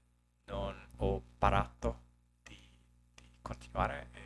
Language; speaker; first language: Italian; non-native, learner; English